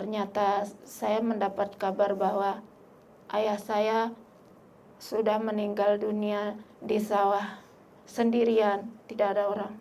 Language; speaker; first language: Indonesian; non-native, local second language; Sasak